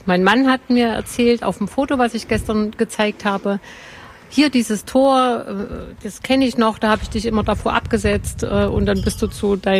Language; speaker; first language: German; native; German